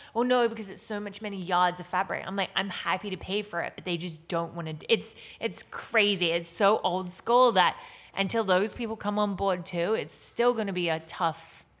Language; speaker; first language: English; native; English